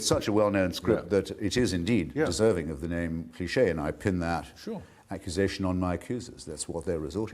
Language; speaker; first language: English; native; English